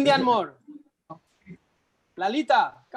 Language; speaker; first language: English; non-native, learner; Spanish